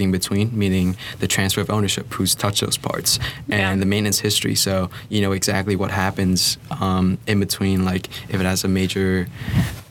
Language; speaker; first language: English; non-native, fluent; Vietnamese